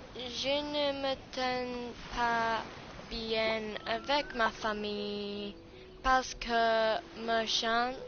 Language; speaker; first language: French; non-native, learner; English